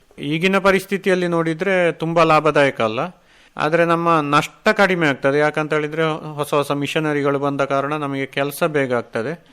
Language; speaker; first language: Kannada; native; Kannada